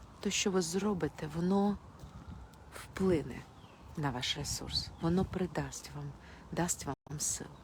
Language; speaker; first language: Ukrainian; non-native, local second language; Russian